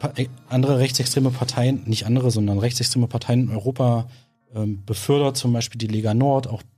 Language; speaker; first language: German; native; German